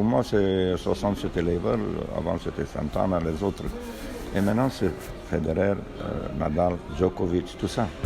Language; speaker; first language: French; non-native, fluent; Romanian